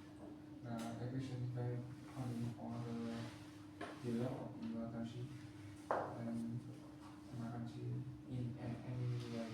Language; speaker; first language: English; non-native, learner; Vietnamese